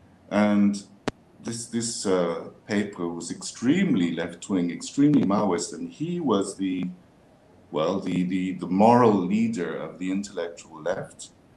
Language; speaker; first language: English; early bilingual, other home language; French